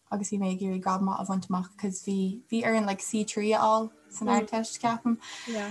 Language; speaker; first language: Irish; non-native, local second language; English